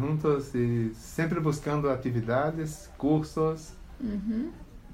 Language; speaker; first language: Spanish; non-native, learner; Portuguese